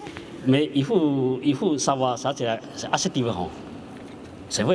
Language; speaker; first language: French; non-native, learner; Chinese